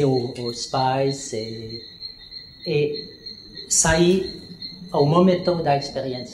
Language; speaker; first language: Portuguese; non-native, learner; French